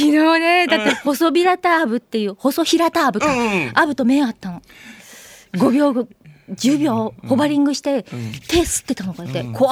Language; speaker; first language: Japanese; native; Japanese